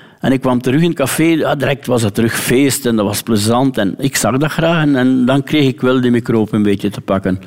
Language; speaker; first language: Dutch; native; Dutch